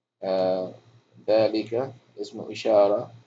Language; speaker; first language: Arabic; non-native, fluent; English